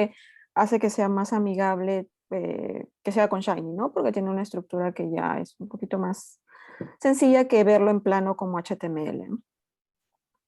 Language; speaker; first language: Spanish; native; Spanish